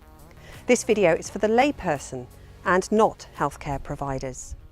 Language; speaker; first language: English; native; English